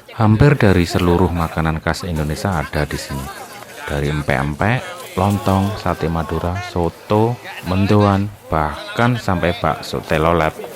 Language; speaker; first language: Indonesian; native; Indonesian